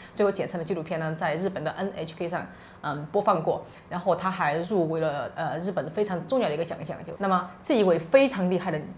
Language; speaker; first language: Chinese; native; Chinese